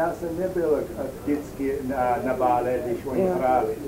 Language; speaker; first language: Czech; early bilingual, heritage; Czech